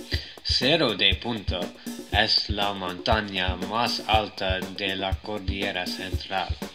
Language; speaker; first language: Spanish; non-native, learner; English